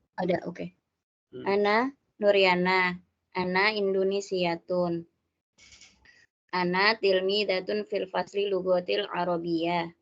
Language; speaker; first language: Arabic; non-native, learner; Indonesian